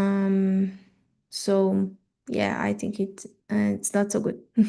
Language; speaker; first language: English; non-native, learner; Portuguese